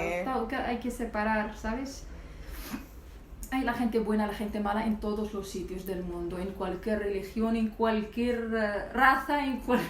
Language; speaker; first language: Spanish; non-native, local second language; Arabic